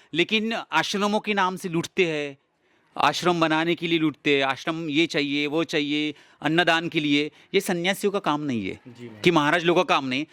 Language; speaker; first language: Hindi; non-native, local second language; Marathi